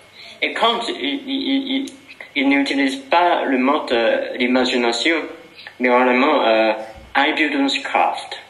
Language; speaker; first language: French; non-native, fluent; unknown